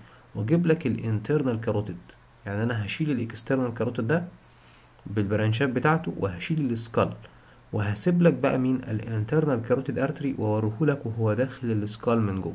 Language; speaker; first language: Arabic; native; Arabic